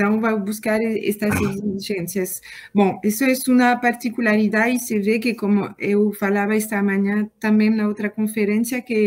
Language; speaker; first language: Portuguese; non-native, learner; French